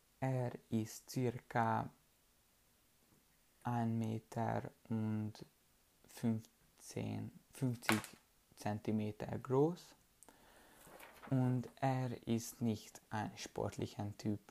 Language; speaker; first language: German; non-native, learner; Hungarian